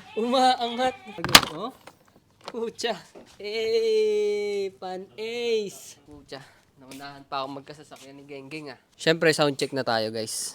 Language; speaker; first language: Filipino; native; Filipino